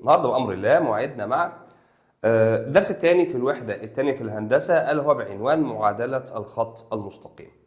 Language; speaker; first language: Arabic; native; Arabic